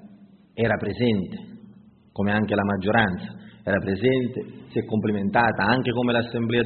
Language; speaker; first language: Italian; native; Italian